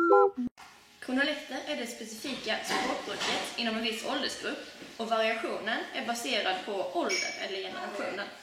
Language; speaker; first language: Swedish; native; Swedish